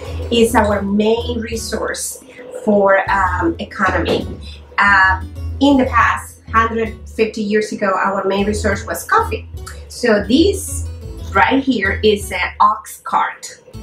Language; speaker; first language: English; non-native, fluent; Spanish